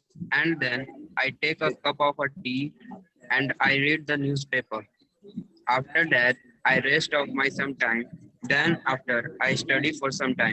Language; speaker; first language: English; non-native, learner; Hindi